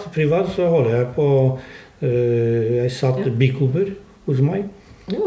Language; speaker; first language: Norwegian; non-native, fluent; Polish